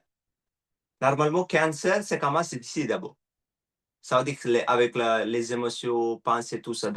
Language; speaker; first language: French; non-native, learner; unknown